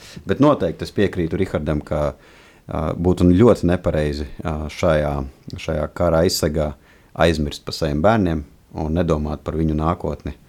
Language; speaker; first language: Latvian; native; Latvian